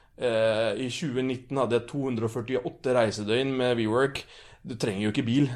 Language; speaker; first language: Norwegian; early bilingual, other home language; Urdu